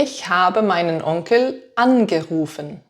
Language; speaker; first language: German; non-native, fluent; English